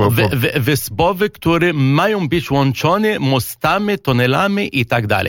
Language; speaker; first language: Polish; non-native, fluent; Arabic